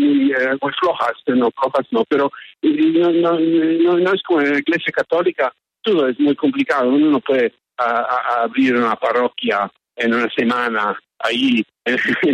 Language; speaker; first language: Spanish; early bilingual, heritage; English